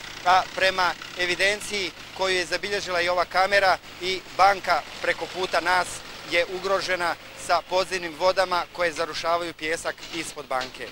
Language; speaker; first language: Bosnian; native; Bosnian